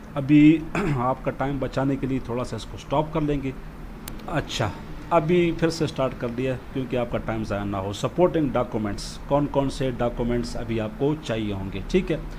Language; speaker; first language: Urdu; native; Urdu